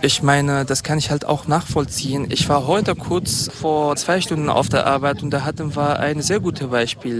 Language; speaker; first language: German; non-native, fluent; Kurdish